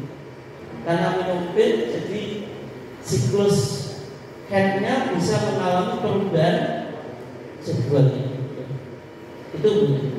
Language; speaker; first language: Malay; non-native, local second language; Javanese